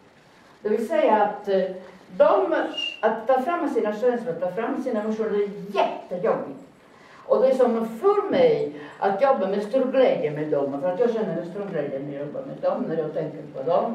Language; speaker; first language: Swedish; non-native, fluent; Italian